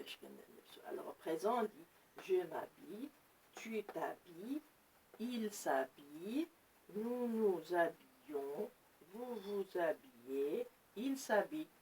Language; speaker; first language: French; non-native, local second language; Arabic